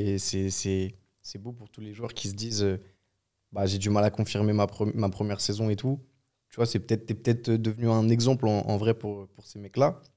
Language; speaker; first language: French; native; French